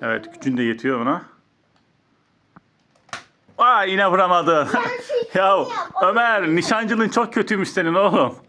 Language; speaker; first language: Turkish; native; Turkish